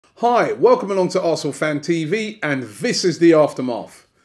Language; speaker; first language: English; native; English